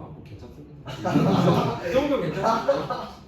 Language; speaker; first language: Korean; native; Korean